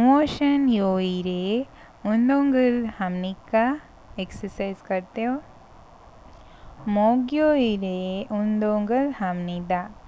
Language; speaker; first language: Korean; non-native, learner; Hindi